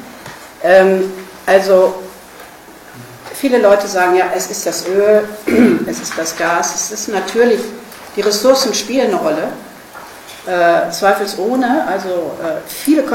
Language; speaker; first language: German; native; German